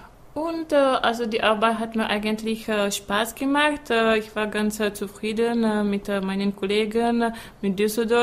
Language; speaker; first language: German; non-native, fluent; Czech